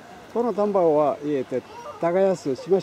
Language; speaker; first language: Japanese; non-native, learner; Korean